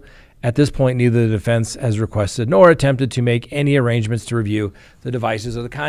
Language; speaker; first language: English; native; English